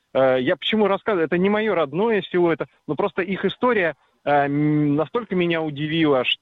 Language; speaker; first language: Russian; native; Russian